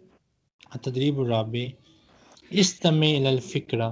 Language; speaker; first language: Arabic; non-native, fluent; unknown